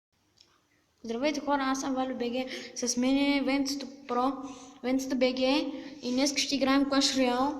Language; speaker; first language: Bulgarian; native; Bulgarian